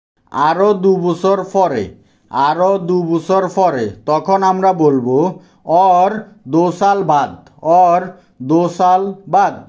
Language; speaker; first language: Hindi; non-native, fluent; Bangla